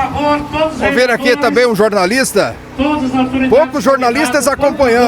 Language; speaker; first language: Portuguese; native; Portuguese